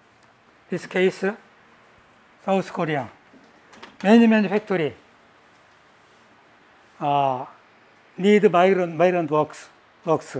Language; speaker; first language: English; non-native, learner; Korean